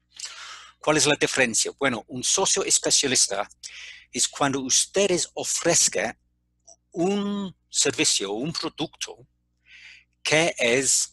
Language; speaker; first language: Spanish; non-native, fluent; English